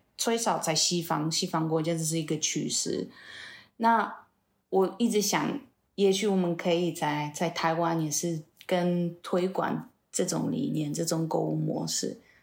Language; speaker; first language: Chinese; non-native, fluent; Polish